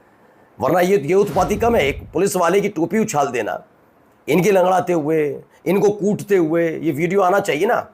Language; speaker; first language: Hindi; native; Hindi